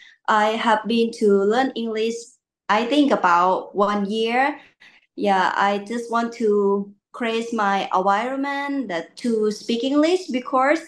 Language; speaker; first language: English; non-native, learner; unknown